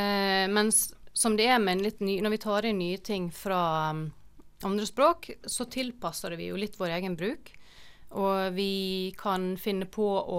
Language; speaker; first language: Norwegian; native; Norwegian